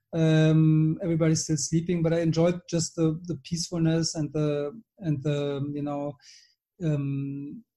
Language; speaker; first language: English; non-native, fluent; German